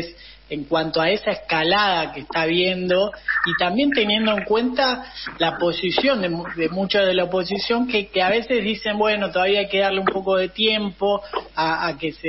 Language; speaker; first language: Spanish; native; Spanish